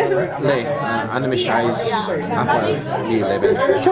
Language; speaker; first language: Arabic; non-native, learner; English